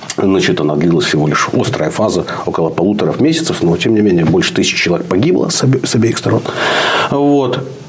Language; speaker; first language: Russian; native; Russian